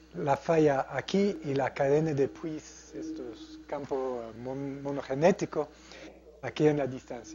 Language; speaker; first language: Spanish; non-native, fluent; English